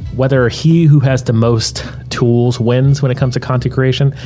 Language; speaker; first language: English; native; English